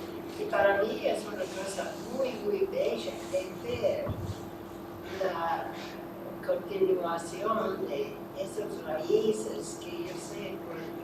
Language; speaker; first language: Spanish; non-native, fluent; English